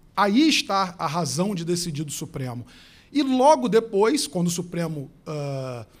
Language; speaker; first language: Portuguese; native; Portuguese